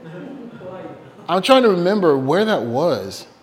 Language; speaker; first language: English; native; English